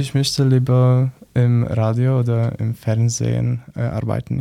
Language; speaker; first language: German; non-native, learner; Polish